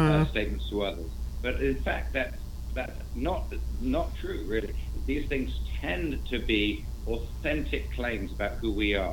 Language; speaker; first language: English; native; English